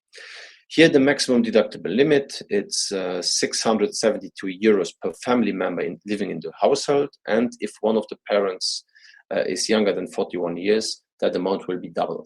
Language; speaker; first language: English; non-native, fluent; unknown